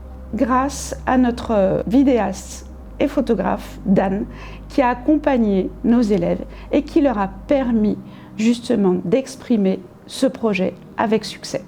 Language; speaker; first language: French; native; French